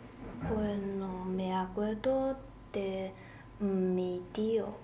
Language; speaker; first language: Spanish; non-native, learner; Chinese